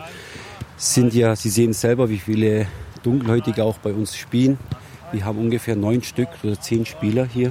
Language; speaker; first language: German; early bilingual, other home language; Turkish